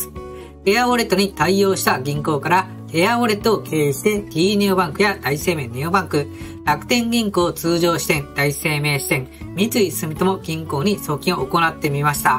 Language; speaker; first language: Japanese; native; Japanese